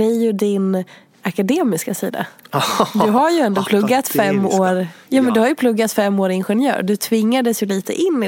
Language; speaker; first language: Swedish; native; Swedish